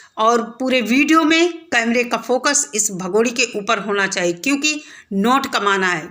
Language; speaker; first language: Hindi; native; Hindi